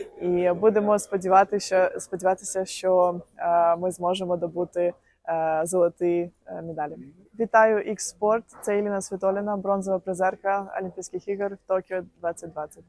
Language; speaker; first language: Ukrainian; non-native, local second language; Russian